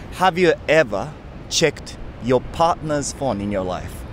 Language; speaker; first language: English; non-native, fluent; Japanese